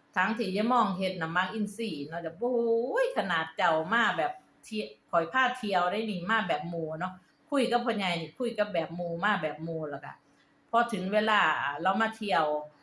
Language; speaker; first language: Thai; native; Thai